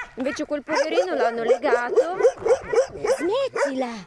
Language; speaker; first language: Italian; non-native, fluent; Russian